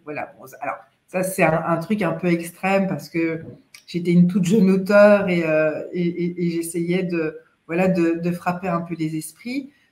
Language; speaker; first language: French; native; French